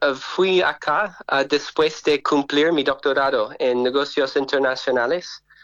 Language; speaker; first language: Spanish; non-native, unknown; English